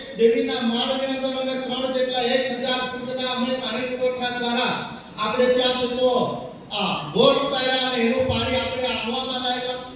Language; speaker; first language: Gujarati; non-native, local second language; Bhili